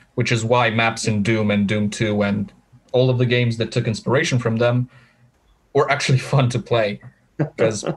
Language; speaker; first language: English; non-native, fluent; Romanian